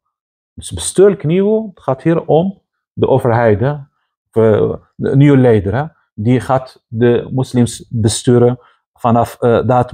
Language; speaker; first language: Dutch; non-native, fluent; Arabic